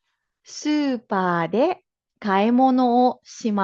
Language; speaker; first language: Japanese; non-native, fluent; Filipino